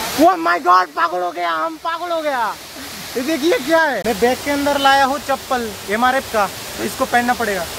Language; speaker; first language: Hindi; non-native, local second language; Bangla